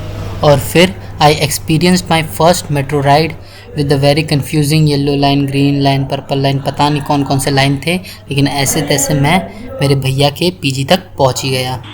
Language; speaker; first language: Hindi; native; Hindi